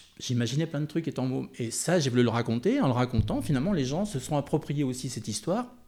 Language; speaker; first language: French; native; French